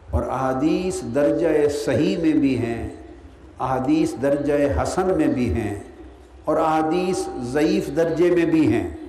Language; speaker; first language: Urdu; non-native, local second language; Punjabi